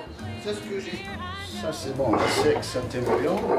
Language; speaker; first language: French; non-native, local second language; Arabic